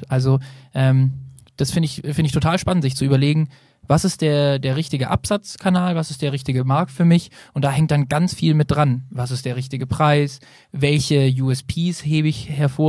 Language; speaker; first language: German; native; German